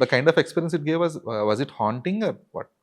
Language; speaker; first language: Telugu; native; Telugu